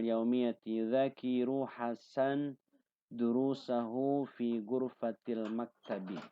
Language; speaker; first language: Arabic; non-native, fluent; Indonesian